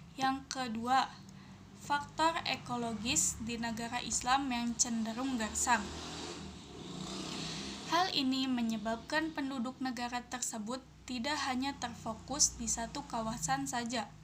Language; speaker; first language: Indonesian; native; Indonesian